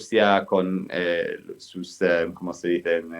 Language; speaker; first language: Spanish; non-native, fluent; English